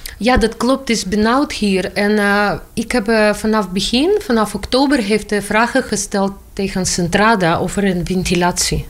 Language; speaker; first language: Dutch; non-native, learner; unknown